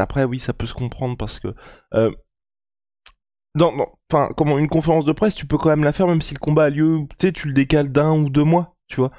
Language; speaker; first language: French; native; French